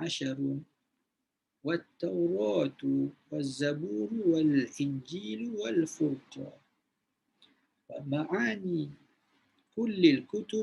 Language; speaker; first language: Arabic; non-native, fluent; Malay